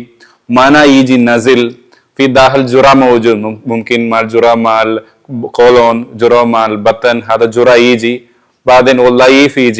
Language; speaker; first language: Arabic; non-native, learner; Malayalam